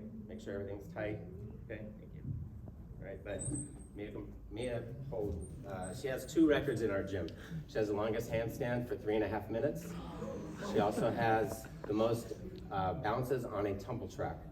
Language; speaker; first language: English; native; English